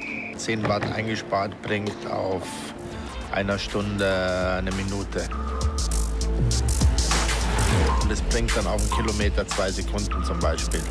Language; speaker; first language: German; native; German